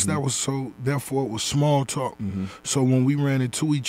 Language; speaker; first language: English; native; English